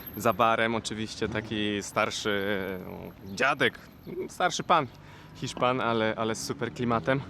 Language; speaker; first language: Polish; native; Polish